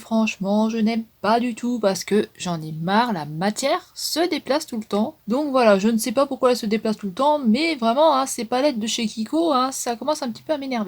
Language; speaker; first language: French; native; French